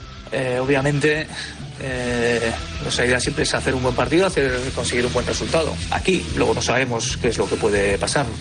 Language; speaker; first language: Spanish; non-native, learner; Norwegian